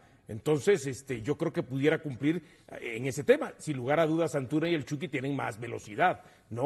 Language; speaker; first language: Spanish; native; Spanish